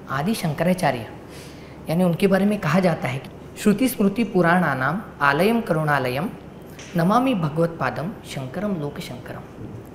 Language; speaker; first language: Hindi; non-native, local second language; Marathi